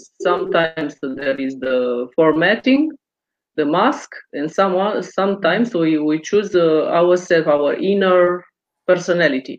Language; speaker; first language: English; non-native, fluent; Romanian